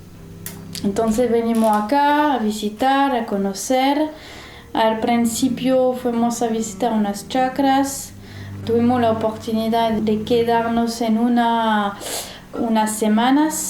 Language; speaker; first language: Spanish; non-native, fluent; French